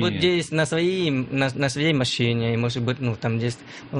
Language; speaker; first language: Russian; non-native, learner; Lao